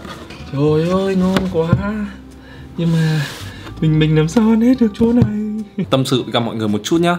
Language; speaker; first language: Vietnamese; native; Vietnamese